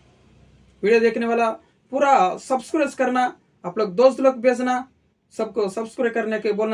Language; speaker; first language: Hindi; non-native, local second language; Telugu